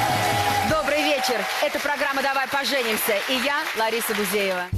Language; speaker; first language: Russian; native; Russian